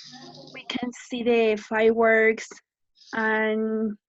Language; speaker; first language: English; non-native, learner; Spanish